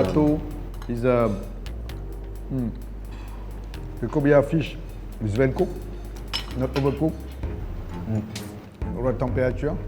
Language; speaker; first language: English; non-native, fluent; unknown